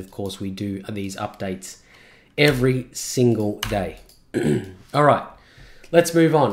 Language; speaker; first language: English; native; English